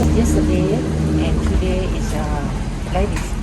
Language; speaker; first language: English; non-native, learner; Thai